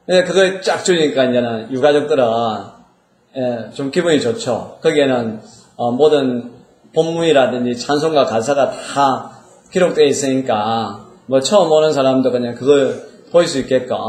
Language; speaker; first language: Korean; native; Korean